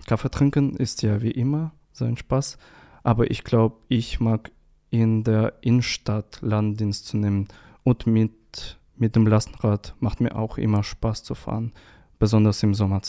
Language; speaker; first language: German; non-native, learner; Russian